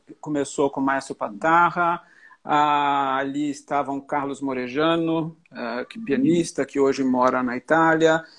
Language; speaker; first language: Portuguese; native; Portuguese